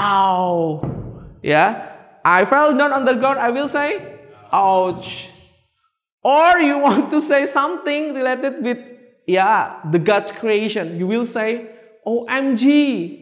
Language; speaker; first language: English; non-native, fluent; Indonesian